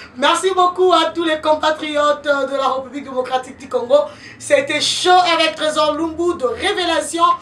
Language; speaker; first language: French; non-native, local second language; Lingala